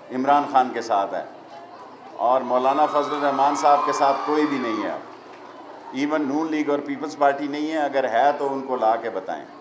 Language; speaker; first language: Urdu; non-native, local second language; Punjabi